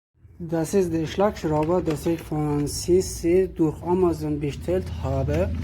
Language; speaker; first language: German; non-native, learner; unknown